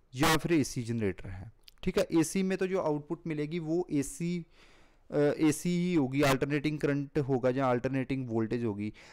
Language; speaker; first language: Hindi; non-native, local second language; Punjabi